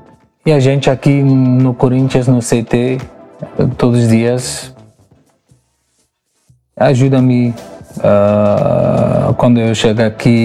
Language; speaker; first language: Portuguese; non-native, learner; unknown